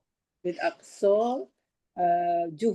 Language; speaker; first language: Arabic; non-native, learner; Malay